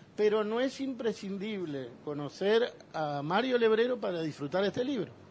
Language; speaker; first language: Spanish; native; Spanish